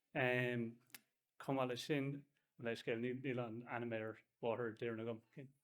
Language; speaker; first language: Irish; non-native, local second language; English